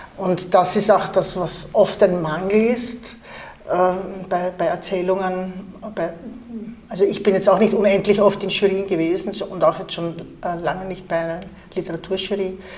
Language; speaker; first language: German; early bilingual, other home language; Arabic